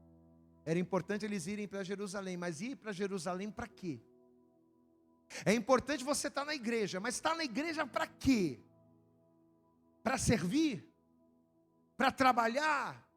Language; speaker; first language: Portuguese; native; Portuguese